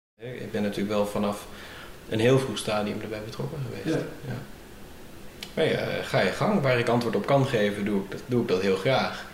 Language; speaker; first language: Dutch; native; Dutch